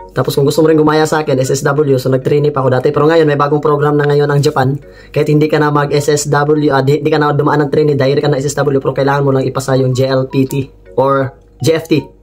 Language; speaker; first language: Filipino; non-native, local second language; Cebuano